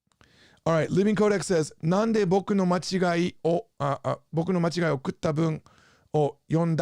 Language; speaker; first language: Japanese; non-native, fluent; English